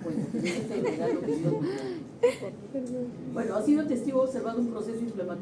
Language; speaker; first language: Spanish; native; Spanish